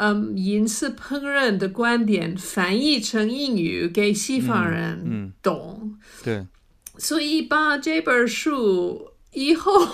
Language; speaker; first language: Chinese; non-native, fluent; English